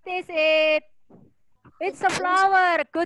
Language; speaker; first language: English; non-native, fluent; Indonesian